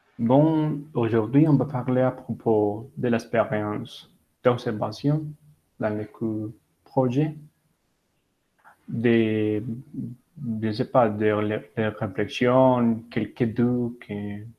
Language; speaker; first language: French; non-native, learner; Spanish